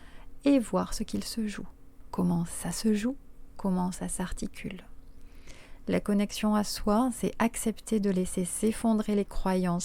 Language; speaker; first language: French; native; French